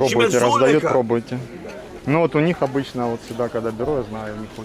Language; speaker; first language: Russian; native; Russian